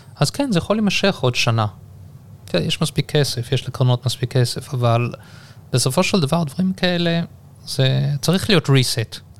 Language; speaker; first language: Hebrew; early bilingual, heritage; Hebrew